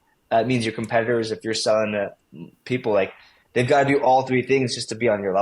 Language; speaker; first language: English; native; English